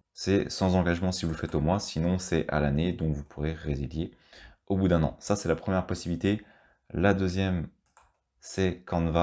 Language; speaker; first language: French; native; French